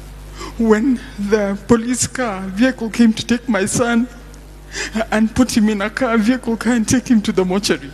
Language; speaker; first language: English; non-native, local second language; Swahili